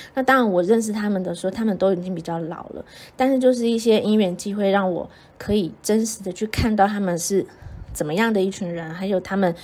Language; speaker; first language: Chinese; native; Chinese